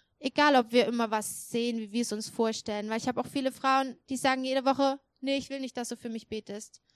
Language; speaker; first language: German; native; German